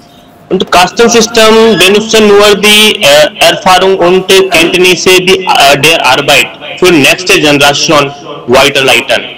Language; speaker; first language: German; non-native, learner; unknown